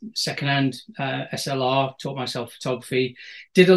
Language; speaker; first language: English; native; English